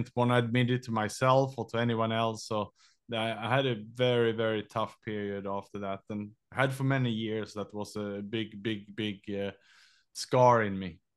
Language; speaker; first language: English; non-native, fluent; Swedish